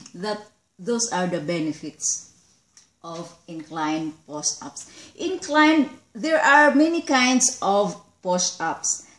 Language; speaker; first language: English; non-native, local second language; Cebuano